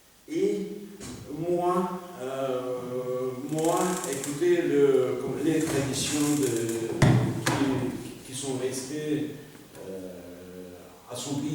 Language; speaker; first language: French; non-native, learner; Russian